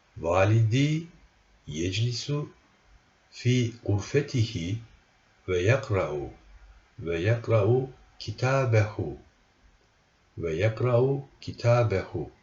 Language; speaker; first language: Arabic; non-native, fluent; Turkish